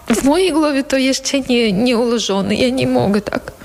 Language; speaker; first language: Polish; non-native, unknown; Ukrainian